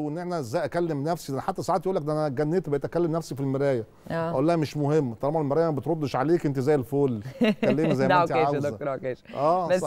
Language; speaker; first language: Arabic; native; Arabic